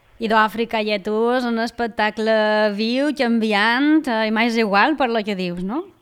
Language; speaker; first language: Catalan; native; Catalan